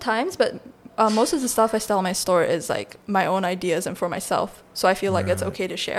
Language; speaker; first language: English; non-native, local second language; Chinese